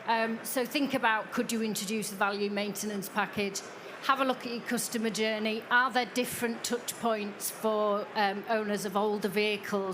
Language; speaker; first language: English; native; English